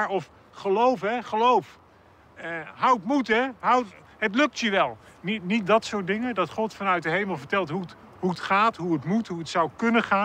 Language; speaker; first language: Dutch; native; Dutch